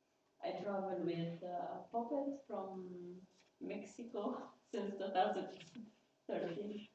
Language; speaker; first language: English; non-native, learner; Arabic